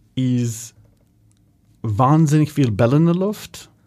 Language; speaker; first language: German; non-native, fluent; English